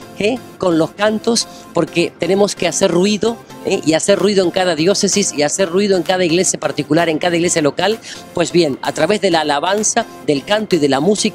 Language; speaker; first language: Spanish; native; Spanish